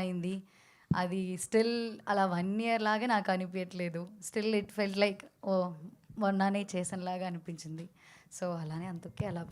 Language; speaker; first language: Telugu; non-native, fluent; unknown